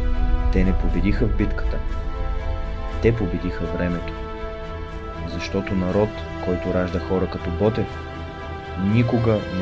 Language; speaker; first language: Bulgarian; native; Bulgarian